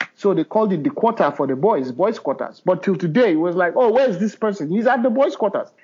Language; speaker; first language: English; non-native, local second language; Hausa